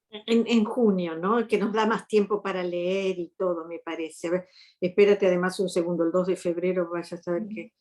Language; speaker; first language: Spanish; native; Spanish